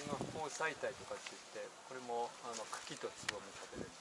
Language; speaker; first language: Japanese; native; Japanese